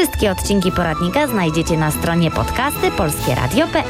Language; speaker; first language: Polish; native; Polish